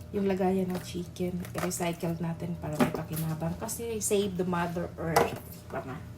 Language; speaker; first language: Filipino; non-native, local second language; Cebuano